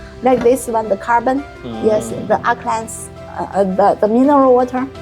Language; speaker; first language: English; non-native, learner; Chinese